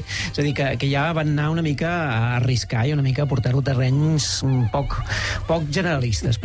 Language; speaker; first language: Catalan; native; Catalan